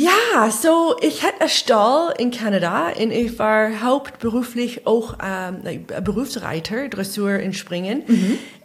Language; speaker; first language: German; non-native, fluent; English